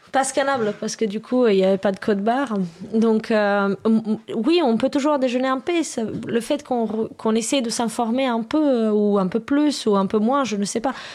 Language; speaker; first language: French; non-native, fluent; Romanian